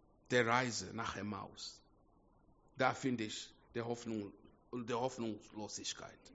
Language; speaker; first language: German; non-native, fluent; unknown